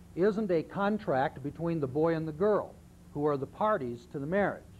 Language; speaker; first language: English; native; English